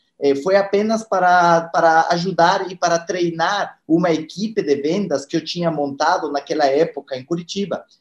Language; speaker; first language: Portuguese; non-native, fluent; Spanish